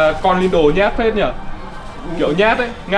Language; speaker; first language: Vietnamese; native; Vietnamese